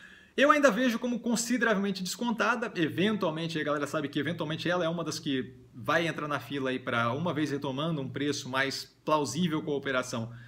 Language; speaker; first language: Portuguese; native; Portuguese